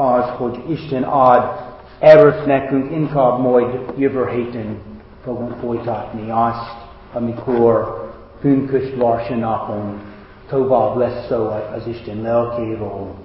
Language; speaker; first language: Hungarian; non-native, fluent; English